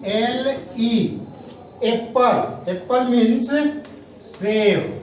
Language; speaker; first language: Hindi; native; Hindi